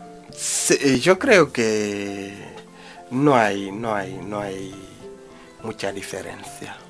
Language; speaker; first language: Spanish; non-native, fluent; Wolof